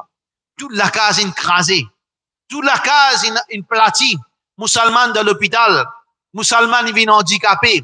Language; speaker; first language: French; non-native, local second language; Morisyen